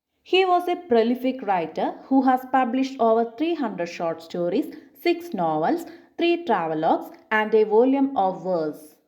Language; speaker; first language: English; non-native, local second language; Malayalam